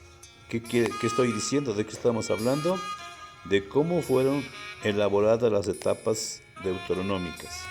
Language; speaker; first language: Spanish; native; Spanish